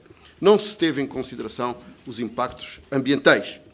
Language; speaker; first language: Portuguese; native; Portuguese